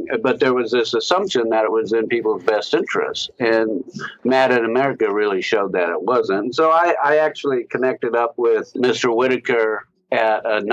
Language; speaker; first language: English; native; English